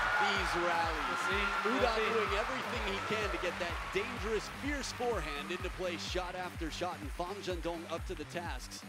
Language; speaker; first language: English; native; English